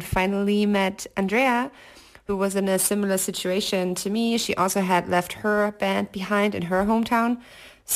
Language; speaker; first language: English; non-native, fluent; German